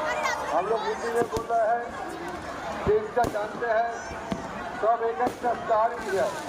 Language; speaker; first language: Hindi; non-native, local second language; Bangla